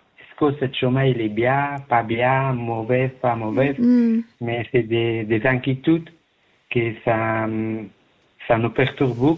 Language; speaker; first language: French; non-native, learner; Persian